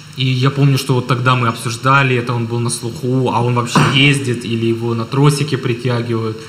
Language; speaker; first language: Russian; native; Russian